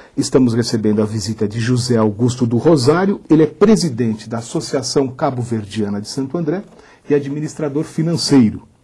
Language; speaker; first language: Portuguese; native; Portuguese